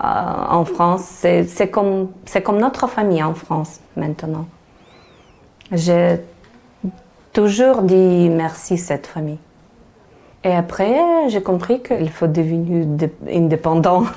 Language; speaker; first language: French; non-native, learner; Ukrainian